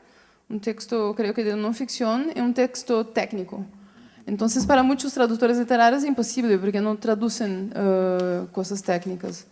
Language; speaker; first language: Spanish; non-native, fluent; Portuguese